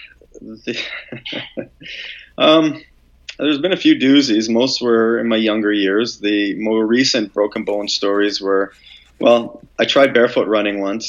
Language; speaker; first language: English; native; English